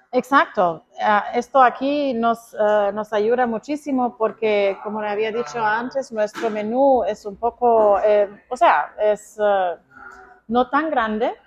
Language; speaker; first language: Spanish; non-native, fluent; Croatian